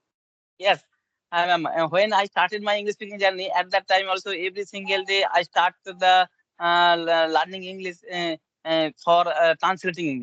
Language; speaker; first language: English; non-native, learner; Bangla